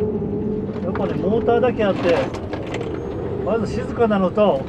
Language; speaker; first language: Japanese; native; Japanese